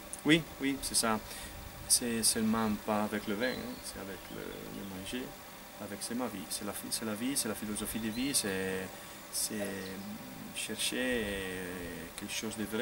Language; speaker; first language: French; non-native, fluent; Italian